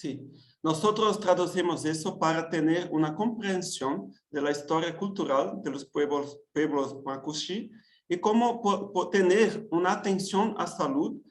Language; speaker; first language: Spanish; non-native, fluent; Portuguese